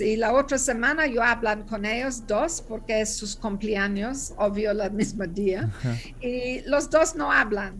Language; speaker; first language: Spanish; non-native, learner; English